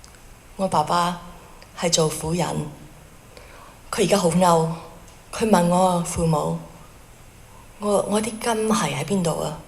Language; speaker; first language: Cantonese; early bilingual, heritage; Cantonese